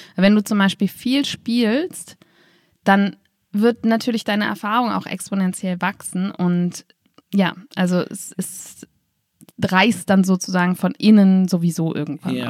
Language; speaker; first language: German; native; German